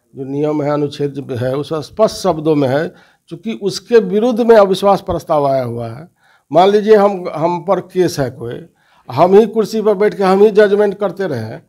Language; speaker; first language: Hindi; native; Hindi